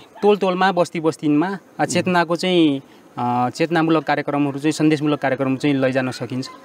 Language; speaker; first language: Nepali; native; Nepali